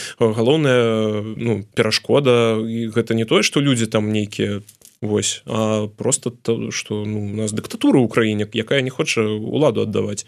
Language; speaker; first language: Belarusian; non-native, local second language; Russian